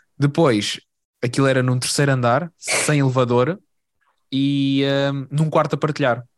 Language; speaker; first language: Portuguese; native; Portuguese